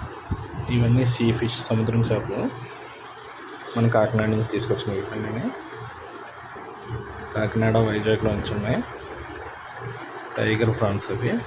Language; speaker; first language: Telugu; native; Telugu